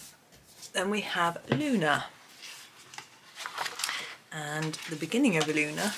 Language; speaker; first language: English; native; English